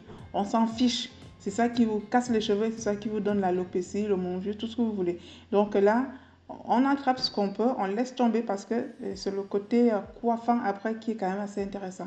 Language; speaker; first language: French; native; French